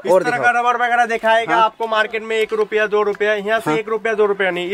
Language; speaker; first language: Hindi; non-native, local second language; Bangla